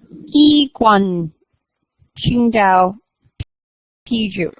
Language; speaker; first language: Chinese; non-native, learner; English